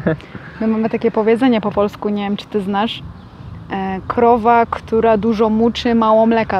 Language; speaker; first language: Polish; native; Polish